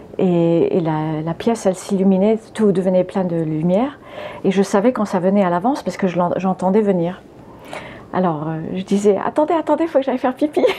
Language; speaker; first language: French; early bilingual, other home language; English